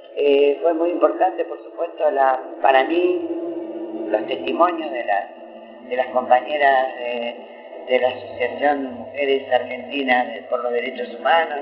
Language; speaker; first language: Spanish; native; Spanish